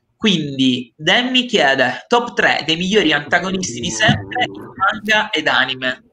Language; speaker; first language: Italian; native; Italian